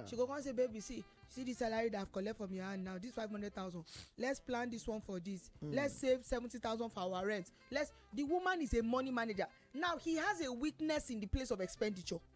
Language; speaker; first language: Nigerian Pidgin; native; Nigerian Pidgin